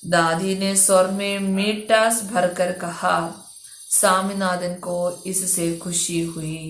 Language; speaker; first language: Hindi; non-native, local second language; Malayalam